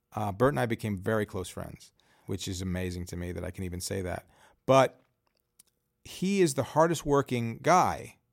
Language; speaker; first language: English; native; English